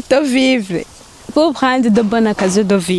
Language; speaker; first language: French; non-native, learner; Rundi